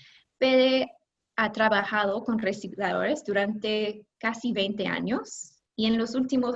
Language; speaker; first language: Spanish; non-native, fluent; English